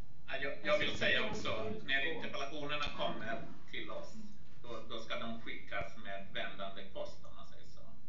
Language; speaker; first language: Swedish; non-native, fluent; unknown